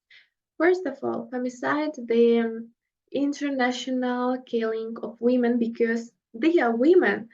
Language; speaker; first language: English; non-native, fluent; Russian